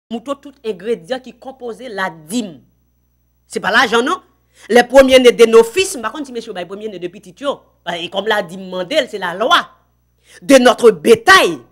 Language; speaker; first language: French; non-native, local second language; Haitian Creole